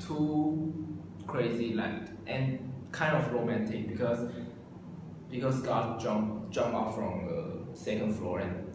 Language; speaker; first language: English; non-native, learner; Chinese